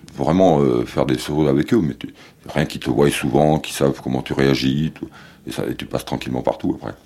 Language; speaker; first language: French; native; French